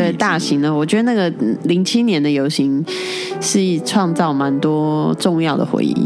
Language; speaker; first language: Chinese; native; Chinese